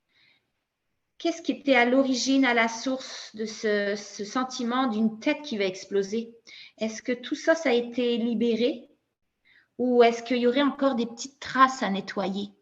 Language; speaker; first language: French; native; French